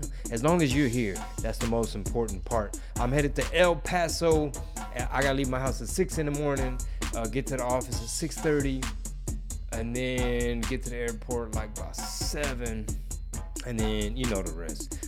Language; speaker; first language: English; early bilingual, other home language; Spanish